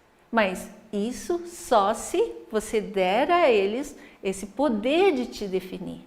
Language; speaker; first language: Portuguese; native; Portuguese